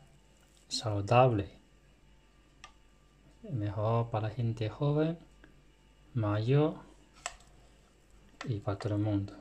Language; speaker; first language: Spanish; non-native, learner; Chinese